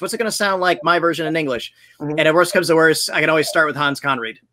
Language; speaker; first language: English; native; English